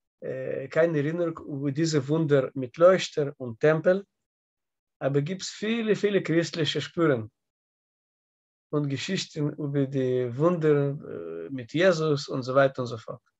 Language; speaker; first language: German; non-native, learner; Russian